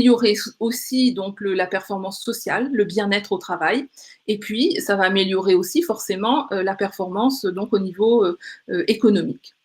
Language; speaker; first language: French; native; French